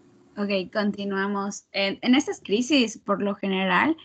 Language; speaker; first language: Spanish; native; Spanish